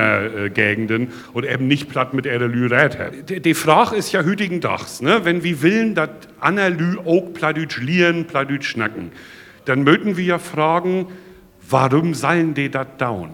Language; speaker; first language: German; native; German